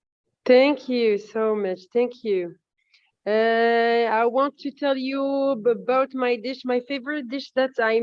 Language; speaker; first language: English; non-native, learner; Arabic